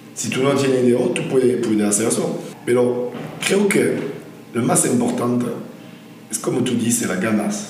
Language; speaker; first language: Spanish; non-native, fluent; French